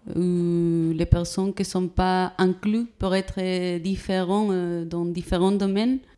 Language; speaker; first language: French; non-native, fluent; Spanish